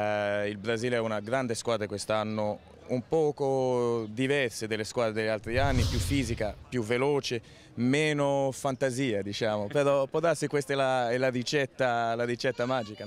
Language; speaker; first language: Italian; early bilingual, heritage; Italian